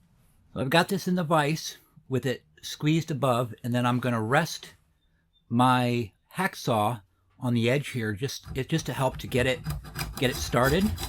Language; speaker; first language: English; native; English